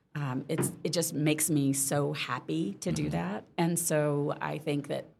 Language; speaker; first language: English; native; English